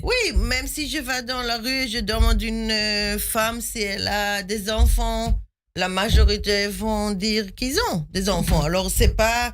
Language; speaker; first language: French; non-native, fluent; Hebrew